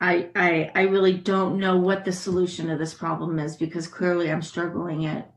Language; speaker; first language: English; native; English